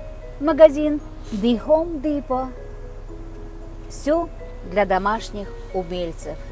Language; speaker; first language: Russian; non-native, local second language; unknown